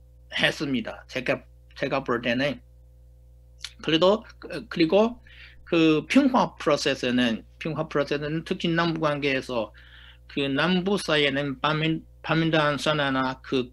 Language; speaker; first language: Korean; non-native, fluent; Chinese